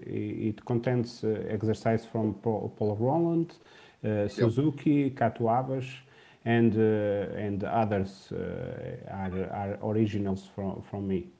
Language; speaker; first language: English; non-native, learner; Portuguese